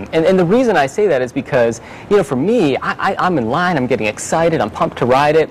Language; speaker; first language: English; native; English